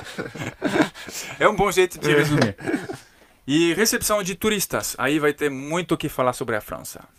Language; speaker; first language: Portuguese; non-native, fluent; French